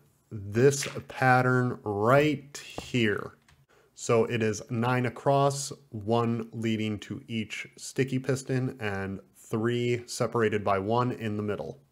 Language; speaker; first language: English; native; English